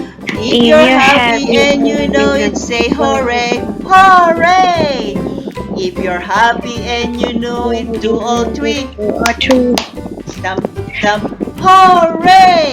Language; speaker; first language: English; non-native, learner; Thai